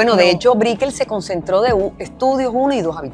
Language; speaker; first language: Spanish; native; Spanish